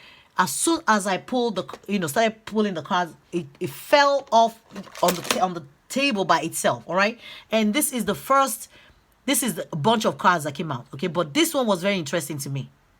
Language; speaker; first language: English; native; English